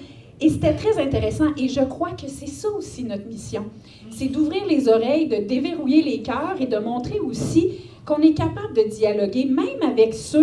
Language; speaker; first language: French; native; French